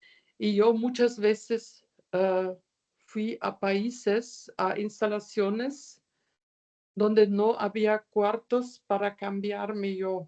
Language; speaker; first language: Spanish; non-native, fluent; German